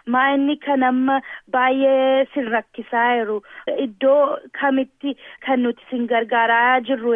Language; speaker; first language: Oromo; early bilingual, heritage; Oromo